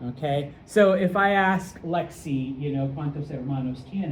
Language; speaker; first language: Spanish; non-native, fluent; English